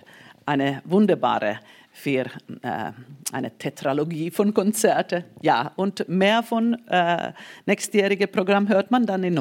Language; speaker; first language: German; non-native, fluent; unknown